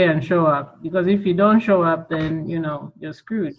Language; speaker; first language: English; non-native, local second language; Ganda